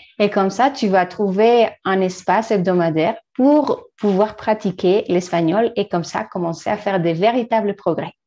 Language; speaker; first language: French; non-native, fluent; Spanish